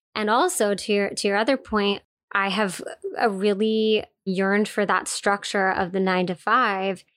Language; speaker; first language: English; native; English